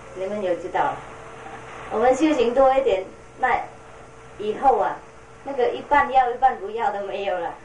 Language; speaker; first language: Chinese; non-native, fluent; Vietnamese